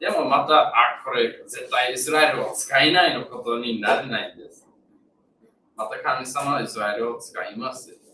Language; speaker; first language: Japanese; non-native, fluent; English